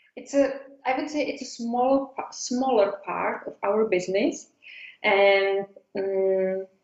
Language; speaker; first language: English; non-native, fluent; Czech